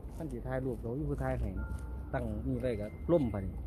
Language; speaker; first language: Thai; native; Thai